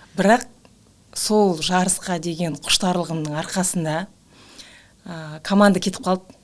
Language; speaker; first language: Kazakh; native; Kazakh